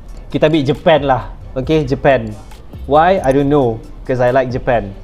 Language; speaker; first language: English; non-native, local second language; Malay